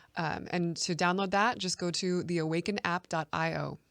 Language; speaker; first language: English; native; English